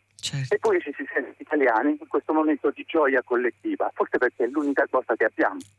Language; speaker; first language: Italian; native; Italian